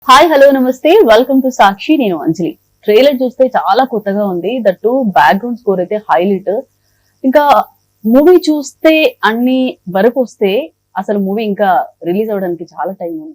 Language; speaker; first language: Telugu; native; Telugu